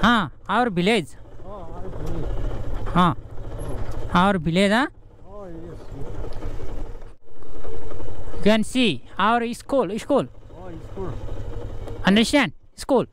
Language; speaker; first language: English; non-native, learner; Nepali